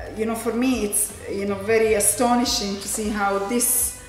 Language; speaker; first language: English; non-native, fluent; Italian